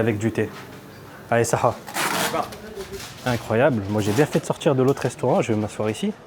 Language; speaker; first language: French; native; French